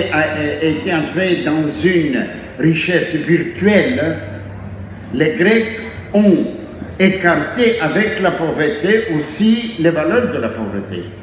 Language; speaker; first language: French; non-native, fluent; Greek